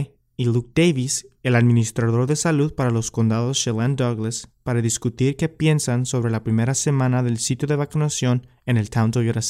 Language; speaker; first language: Spanish; native; Spanish